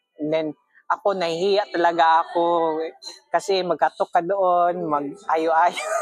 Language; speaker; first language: Filipino; non-native, local second language; Cebuano